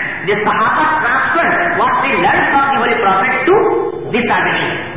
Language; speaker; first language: English; non-native, local second language; Urdu